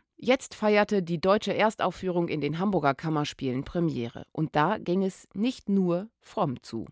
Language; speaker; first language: German; native; German